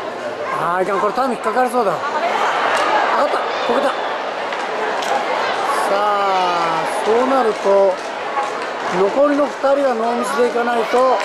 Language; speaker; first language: Japanese; native; Japanese